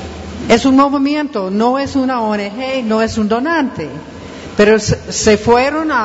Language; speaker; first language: Spanish; non-native, fluent; English